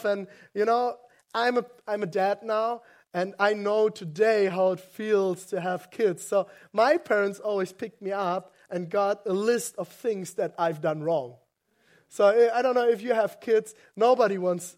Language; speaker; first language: English; non-native, fluent; German